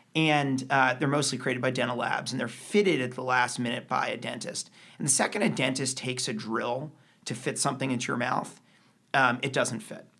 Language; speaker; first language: English; native; English